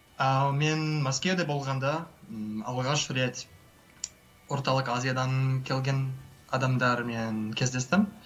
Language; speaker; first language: Kazakh; non-native, learner; English